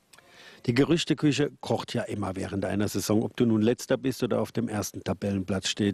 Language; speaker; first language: German; native; German